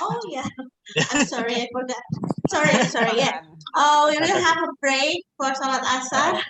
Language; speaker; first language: English; non-native, fluent; Indonesian